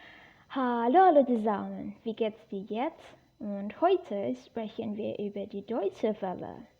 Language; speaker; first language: German; non-native, learner; Indonesian